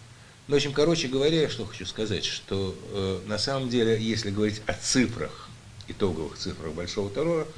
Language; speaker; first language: Russian; native; Russian